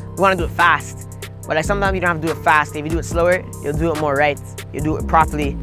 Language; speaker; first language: English; native; English